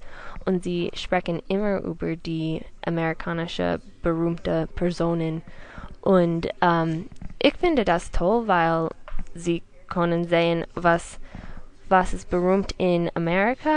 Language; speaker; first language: German; non-native, learner; English